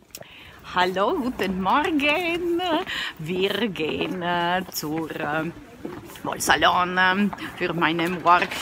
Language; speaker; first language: German; non-native, learner; Italian